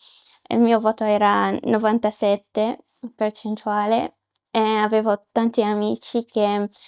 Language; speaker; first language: Italian; non-native, learner; Arabic